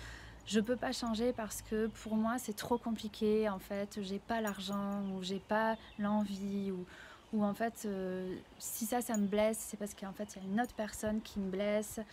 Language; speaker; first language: French; native; French